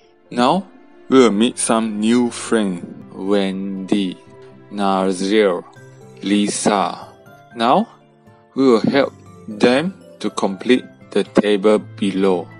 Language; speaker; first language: English; non-native, local second language; Chinese